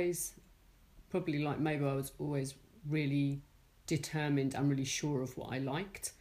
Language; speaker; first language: English; native; English